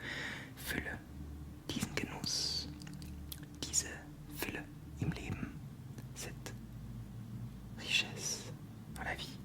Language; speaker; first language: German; non-native, fluent; French